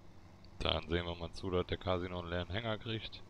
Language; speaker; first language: German; native; German